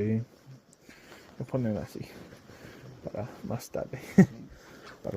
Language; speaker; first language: Spanish; non-native, learner; English